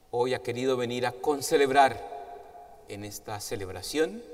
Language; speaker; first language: Spanish; native; Spanish